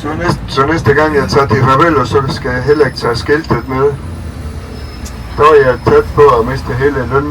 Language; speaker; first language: Danish; non-native, fluent; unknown